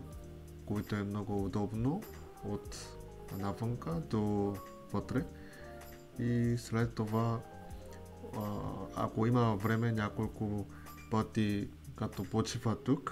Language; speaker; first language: Bulgarian; non-native, learner; Korean